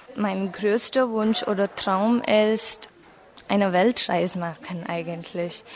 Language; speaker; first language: German; non-native, learner; Marathi